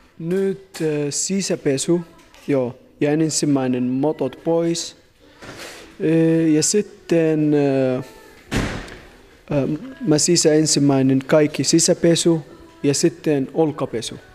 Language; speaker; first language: Finnish; non-native, learner; Arabic